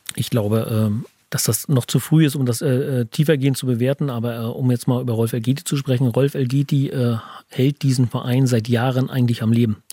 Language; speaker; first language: German; native; German